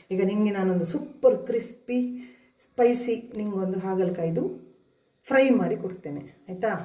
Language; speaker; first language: Kannada; native; Kannada